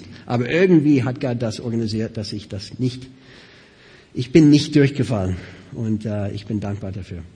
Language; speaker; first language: German; non-native, fluent; English